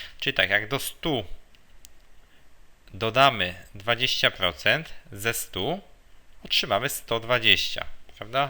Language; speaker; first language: Polish; native; Polish